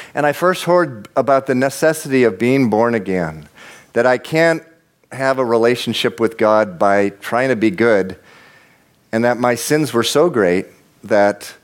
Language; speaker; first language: English; native; English